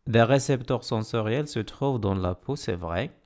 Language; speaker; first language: French; non-native, local second language; Arabic